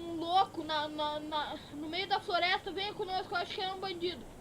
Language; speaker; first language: Portuguese; native; Portuguese